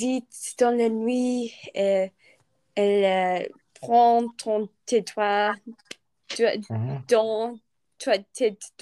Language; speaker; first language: French; non-native, learner; English